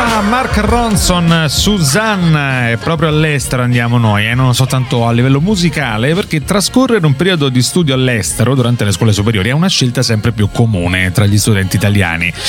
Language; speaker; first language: Italian; native; Italian